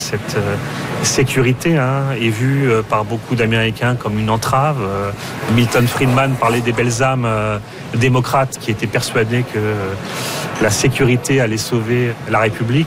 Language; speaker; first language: French; native; French